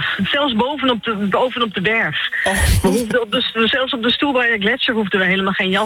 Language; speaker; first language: Dutch; native; Dutch